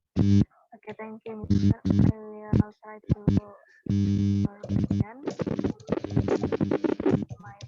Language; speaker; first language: English; non-native, learner; Indonesian